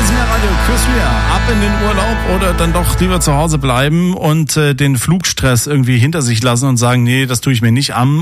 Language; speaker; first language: German; native; German